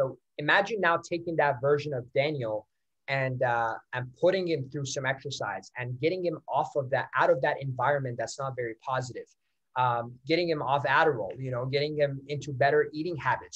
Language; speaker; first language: English; non-native, fluent; Persian